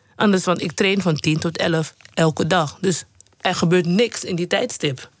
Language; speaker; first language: Dutch; non-native, local second language; Papiamento